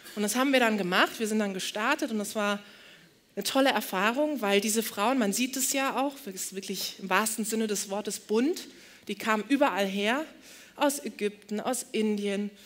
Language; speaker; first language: German; early bilingual, other home language; Turkish